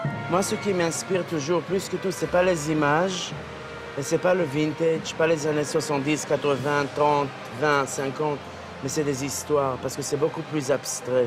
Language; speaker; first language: French; non-native, fluent; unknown